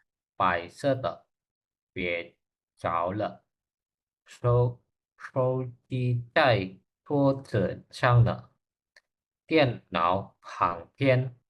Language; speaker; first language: Chinese; non-native, learner; Indonesian